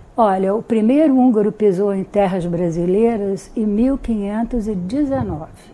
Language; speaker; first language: Portuguese; early bilingual, other home language; Hungarian